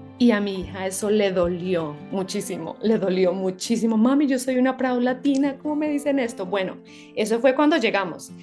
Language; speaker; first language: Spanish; native; Spanish